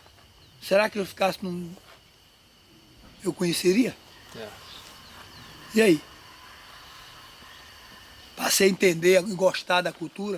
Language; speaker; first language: Portuguese; native; Portuguese